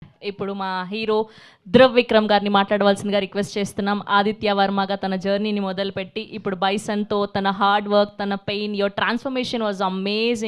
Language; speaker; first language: Telugu; native; Telugu